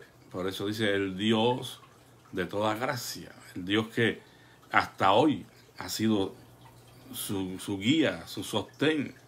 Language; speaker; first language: Spanish; native; Spanish